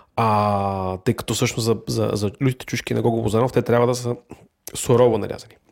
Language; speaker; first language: Bulgarian; native; Bulgarian